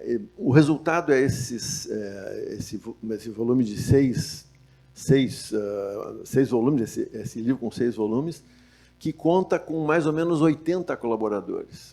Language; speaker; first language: Portuguese; native; Portuguese